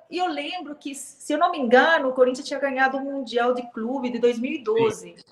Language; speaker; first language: Portuguese; non-native, fluent; Spanish